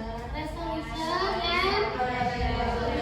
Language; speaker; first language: English; non-native, learner; Indonesian